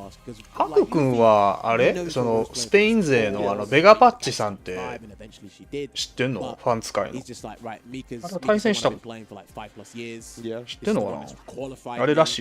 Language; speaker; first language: Japanese; native; Japanese